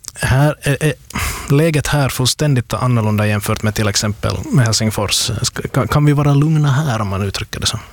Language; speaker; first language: Swedish; native; Swedish